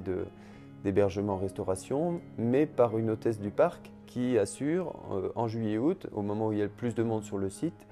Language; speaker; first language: French; native; French